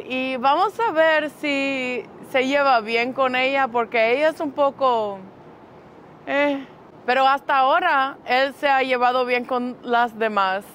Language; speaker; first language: Spanish; early bilingual, heritage; English